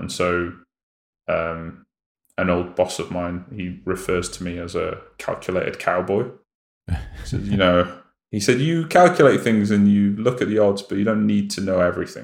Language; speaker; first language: English; native; English